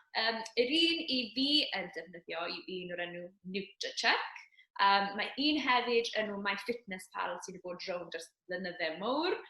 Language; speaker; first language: Welsh; native; Welsh